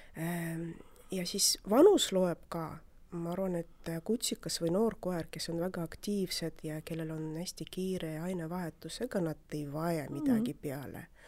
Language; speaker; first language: Estonian; non-native, local second language; Russian